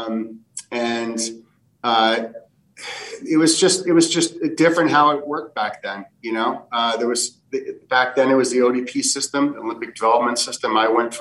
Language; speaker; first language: English; early bilingual, other home language; Portuguese